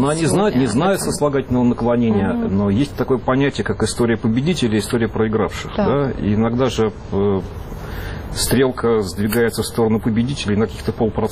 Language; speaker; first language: Russian; native; Russian